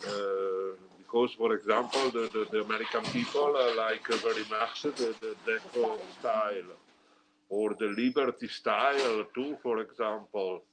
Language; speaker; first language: English; non-native, learner; Italian